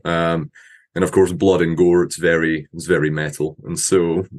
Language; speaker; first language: English; native; English